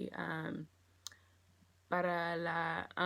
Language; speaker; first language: Spanish; non-native, learner; English